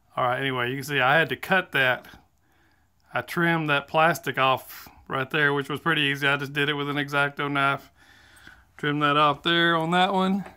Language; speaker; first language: English; native; English